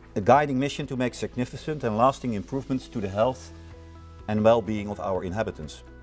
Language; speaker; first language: English; non-native, fluent; Dutch